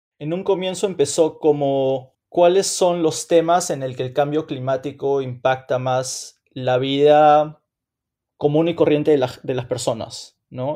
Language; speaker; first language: Spanish; native; Spanish